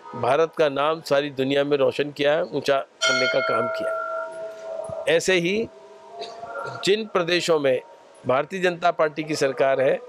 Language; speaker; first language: Hindi; native; Hindi